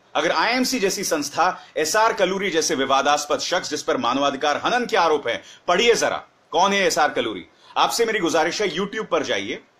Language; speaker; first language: Hindi; native; Hindi